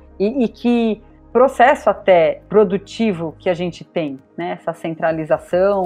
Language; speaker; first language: Portuguese; native; Portuguese